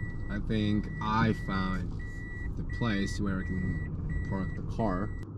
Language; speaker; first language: English; non-native, fluent; Japanese